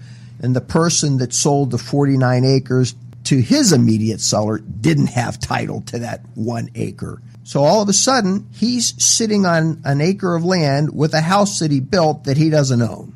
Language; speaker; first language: English; native; English